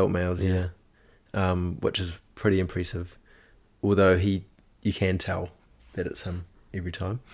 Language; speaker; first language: English; native; English